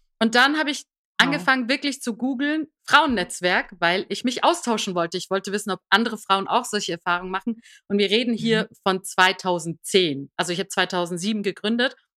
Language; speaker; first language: German; early bilingual, other home language; Persian